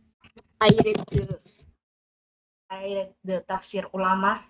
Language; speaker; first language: English; non-native, learner; Indonesian